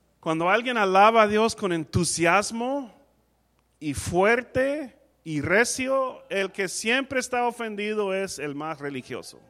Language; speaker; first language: Spanish; non-native, fluent; English